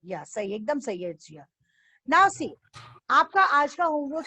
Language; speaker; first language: Hindi; native; Hindi